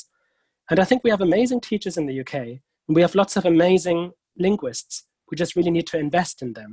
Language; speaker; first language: English; non-native, fluent; German